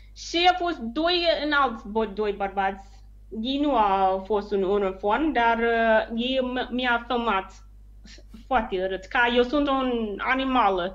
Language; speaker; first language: Romanian; non-native, learner; English